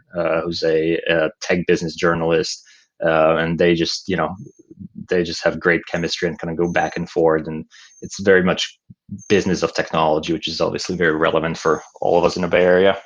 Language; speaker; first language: English; non-native, fluent; Slovak